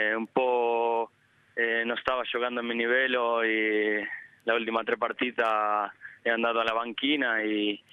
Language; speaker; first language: Italian; non-native, learner; Spanish